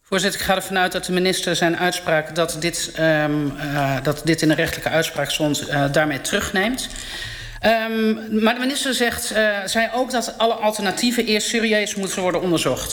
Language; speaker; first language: Dutch; native; Dutch